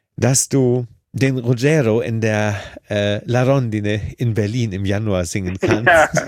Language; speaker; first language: German; native; German